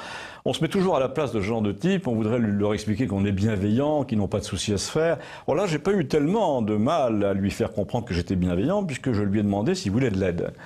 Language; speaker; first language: French; native; French